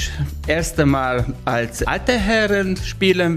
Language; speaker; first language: German; non-native, learner; Hungarian